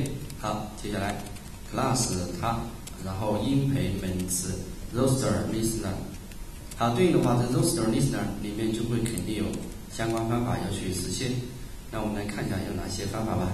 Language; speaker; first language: Chinese; native; Chinese